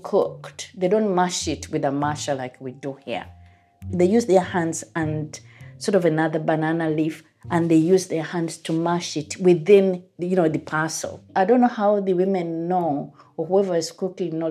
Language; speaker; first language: English; non-native, local second language; Ganda